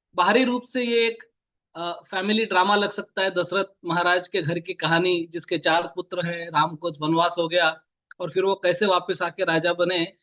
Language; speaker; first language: Hindi; native; Hindi